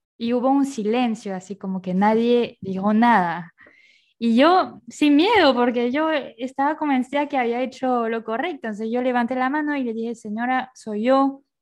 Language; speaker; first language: Spanish; non-native, fluent; French